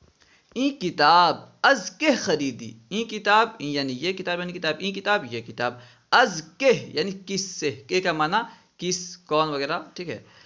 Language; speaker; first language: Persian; non-native, fluent; Urdu